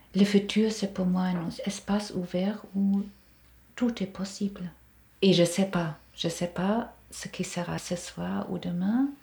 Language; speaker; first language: French; non-native, fluent; German